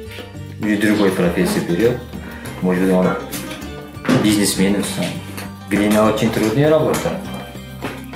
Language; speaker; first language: Russian; non-native, learner; Uzbek